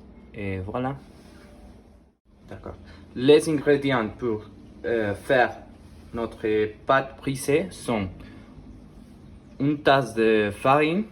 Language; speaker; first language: French; non-native, learner; Spanish